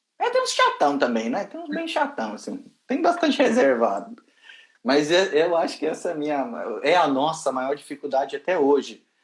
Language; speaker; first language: Portuguese; native; Portuguese